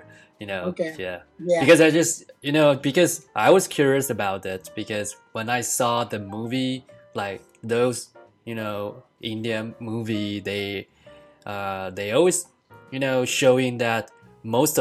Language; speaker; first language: English; non-native, fluent; Chinese